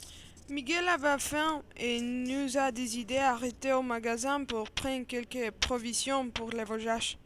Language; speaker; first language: French; non-native, learner; Spanish